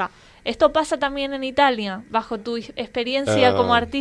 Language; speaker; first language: Spanish; native; Spanish